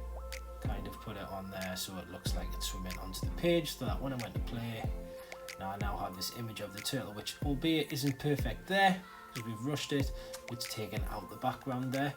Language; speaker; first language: English; native; English